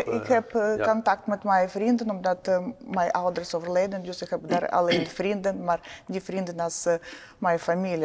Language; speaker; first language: Dutch; non-native, learner; Ukrainian